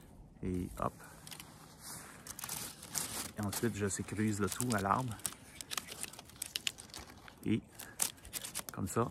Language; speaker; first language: French; native; French